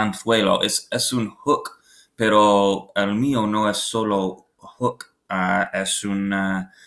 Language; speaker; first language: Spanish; non-native, learner; English